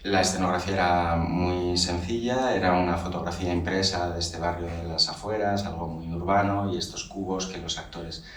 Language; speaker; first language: Spanish; native; Spanish